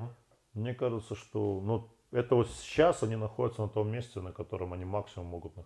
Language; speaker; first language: Russian; native; Russian